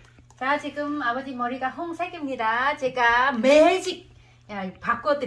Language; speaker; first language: Korean; non-native, learner; Vietnamese